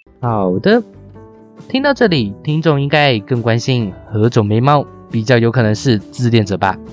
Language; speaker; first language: Chinese; native; Chinese